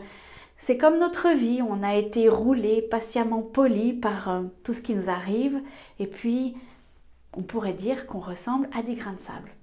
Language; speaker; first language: French; native; French